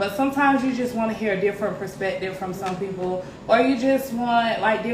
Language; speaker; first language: English; native; English